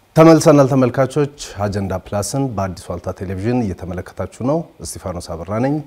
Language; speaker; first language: Amharic; native; Amharic